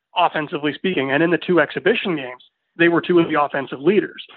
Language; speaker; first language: English; native; English